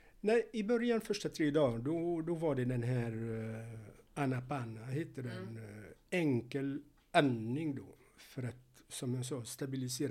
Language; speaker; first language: Swedish; non-native, fluent; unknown